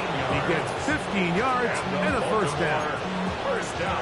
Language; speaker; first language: English; native; English